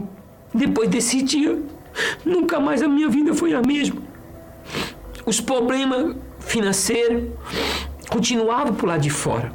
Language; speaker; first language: Portuguese; native; Portuguese